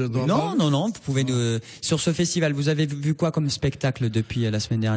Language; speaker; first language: French; native; French